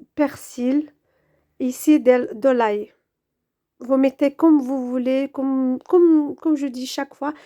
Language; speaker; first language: French; non-native, local second language; Arabic